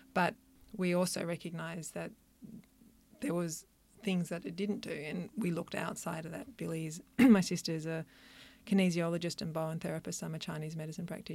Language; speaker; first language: English; native; English